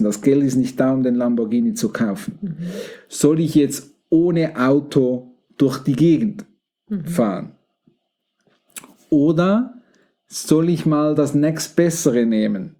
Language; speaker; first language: German; native; German